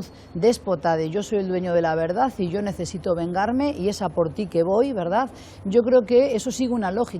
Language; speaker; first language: Spanish; native; Spanish